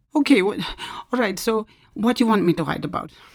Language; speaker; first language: English; non-native, fluent; German